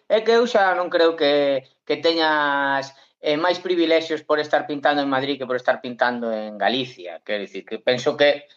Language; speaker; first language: Galician; non-native, local second language; Spanish